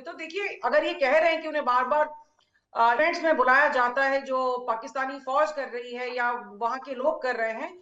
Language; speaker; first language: Hindi; native; Hindi